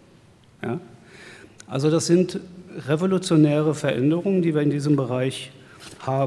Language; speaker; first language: German; native; German